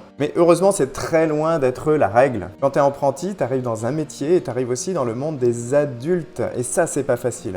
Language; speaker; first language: French; native; French